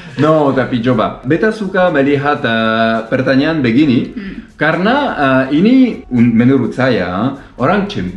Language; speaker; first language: Indonesian; non-native, learner; French